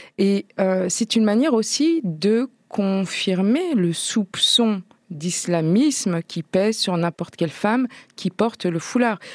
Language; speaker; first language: French; native; French